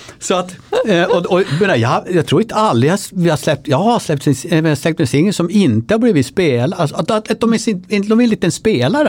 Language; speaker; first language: Swedish; native; Swedish